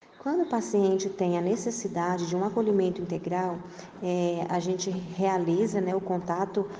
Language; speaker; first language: Portuguese; native; Portuguese